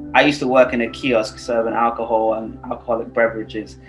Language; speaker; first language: English; non-native, local second language; Yoruba